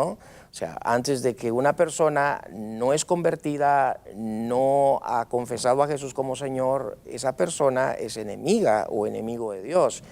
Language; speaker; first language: Spanish; native; Spanish